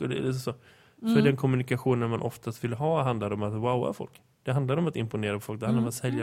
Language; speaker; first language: Swedish; native; Swedish